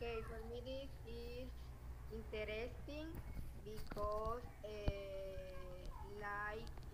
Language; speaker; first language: English; non-native, learner; Spanish